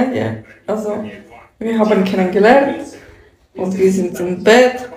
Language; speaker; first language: German; non-native, learner; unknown